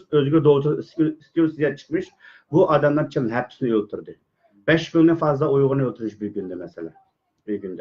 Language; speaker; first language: Turkish; non-native, learner; Uyghur